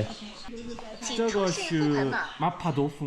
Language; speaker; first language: Chinese; non-native, learner; Korean